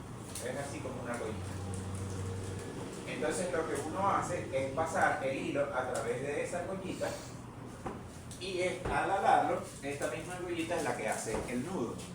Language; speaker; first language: Spanish; native; Spanish